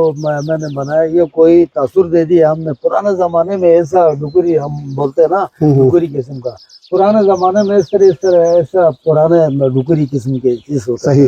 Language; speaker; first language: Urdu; non-native, local second language; Shina